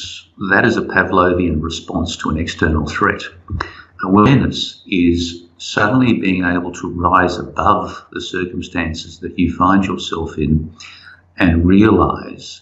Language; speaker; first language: English; native; English